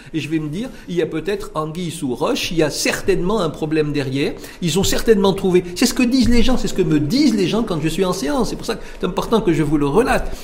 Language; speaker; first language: French; non-native, local second language; Arabic